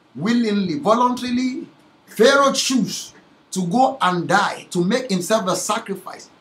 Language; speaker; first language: English; non-native, local second language; Yoruba